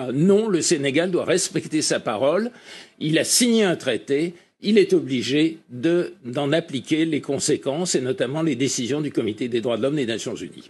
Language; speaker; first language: French; native; French